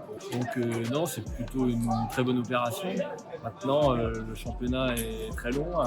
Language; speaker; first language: French; native; French